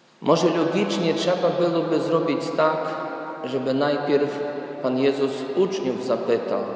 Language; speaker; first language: Polish; non-native, fluent; Ukrainian